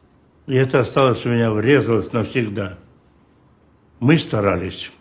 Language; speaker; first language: Russian; native; Russian